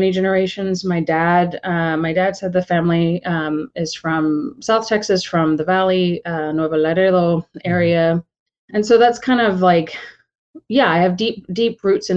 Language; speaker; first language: English; native; English